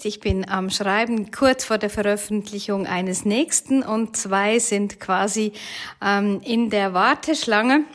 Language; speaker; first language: German; native; German